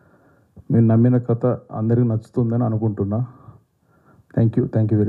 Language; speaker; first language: Telugu; native; Telugu